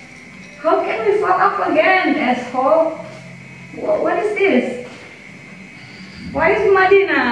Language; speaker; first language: English; non-native, fluent; Indonesian